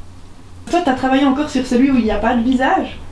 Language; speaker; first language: French; native; French